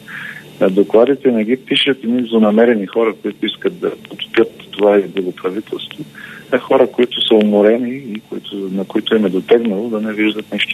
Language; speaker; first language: Bulgarian; native; Bulgarian